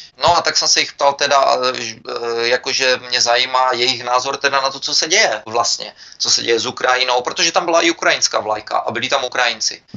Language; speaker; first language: Czech; native; Czech